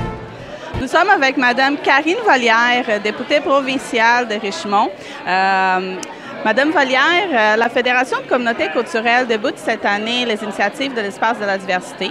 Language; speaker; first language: French; native; French